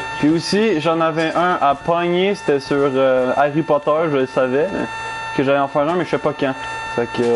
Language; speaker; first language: French; native; French